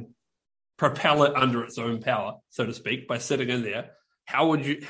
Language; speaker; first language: English; native; English